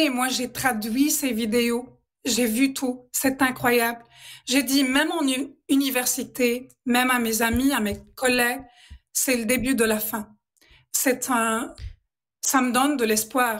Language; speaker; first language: French; non-native, local second language; Arabic